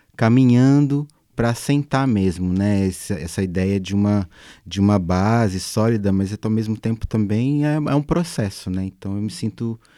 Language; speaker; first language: Portuguese; native; Portuguese